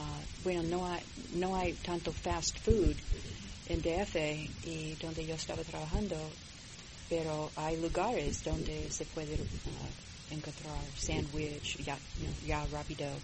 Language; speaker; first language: Spanish; non-native, fluent; English